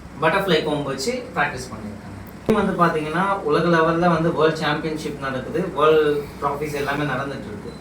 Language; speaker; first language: Tamil; native; Tamil